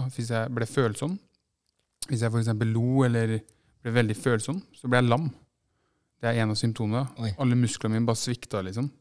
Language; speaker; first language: Norwegian; native; Norwegian